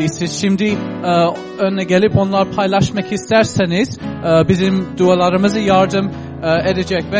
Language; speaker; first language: Turkish; non-native, fluent; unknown